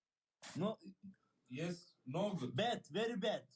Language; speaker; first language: English; non-native, learner; Turkish